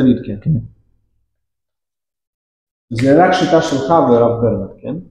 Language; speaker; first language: Hebrew; non-native, fluent; Russian